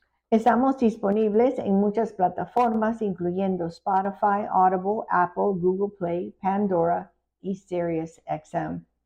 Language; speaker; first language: Spanish; early bilingual, heritage; Spanish